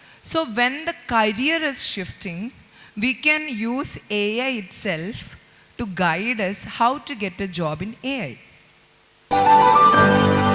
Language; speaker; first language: English; non-native, local second language; Malayalam